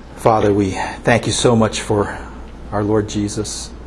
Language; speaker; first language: English; early bilingual, other home language; Japanese